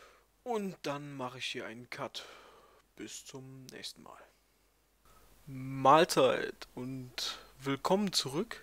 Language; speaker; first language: German; native; German